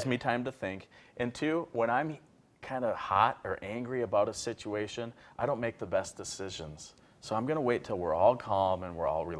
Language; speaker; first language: English; native; English